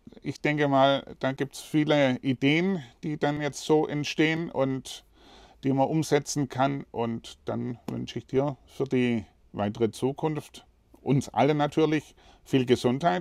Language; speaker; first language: German; native; German